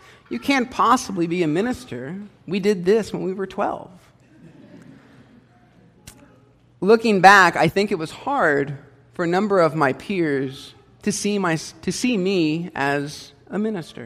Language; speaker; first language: English; native; English